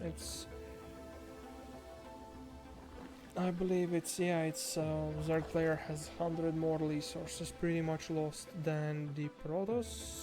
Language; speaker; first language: English; non-native, fluent; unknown